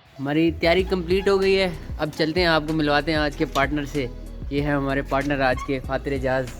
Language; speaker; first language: Urdu; non-native, local second language; Saraiki